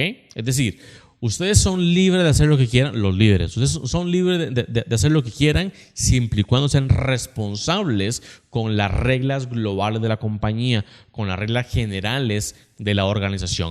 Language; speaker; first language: Spanish; native; Spanish